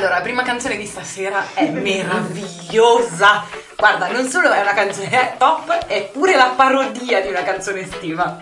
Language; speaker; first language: Italian; native; Italian